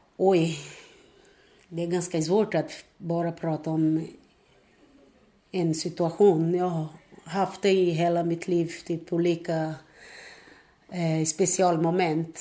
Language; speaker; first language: Swedish; non-native, fluent; Portuguese